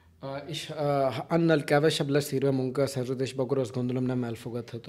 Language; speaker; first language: Hungarian; non-native, learner; Hindi